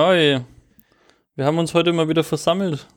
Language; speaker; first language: German; native; German